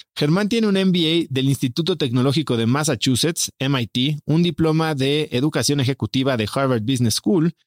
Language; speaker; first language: Spanish; native; Spanish